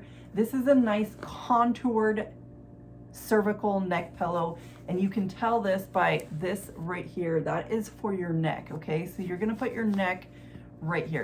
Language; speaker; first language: English; native; English